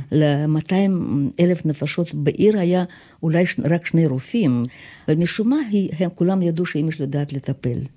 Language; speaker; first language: Hebrew; non-native, fluent; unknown